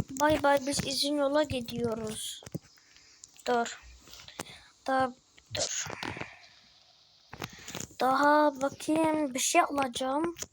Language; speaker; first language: Turkish; early bilingual, heritage; Turkish